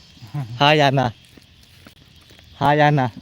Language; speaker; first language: Hindi; non-native, local second language; Thado Chin